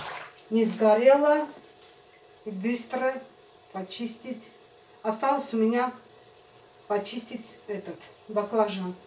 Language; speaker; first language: Russian; non-native, fluent; Armenian